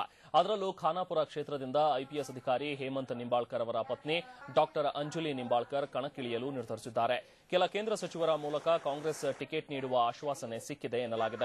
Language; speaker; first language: Kannada; native; Kannada